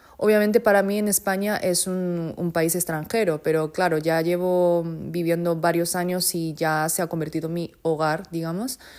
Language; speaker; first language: Spanish; non-native, fluent; Japanese